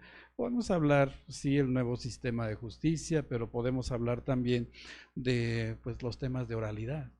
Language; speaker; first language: Spanish; native; Spanish